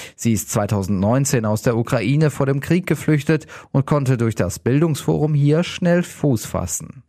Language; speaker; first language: German; native; German